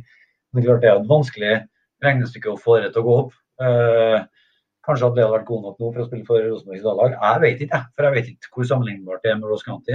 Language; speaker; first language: Norwegian; native; Norwegian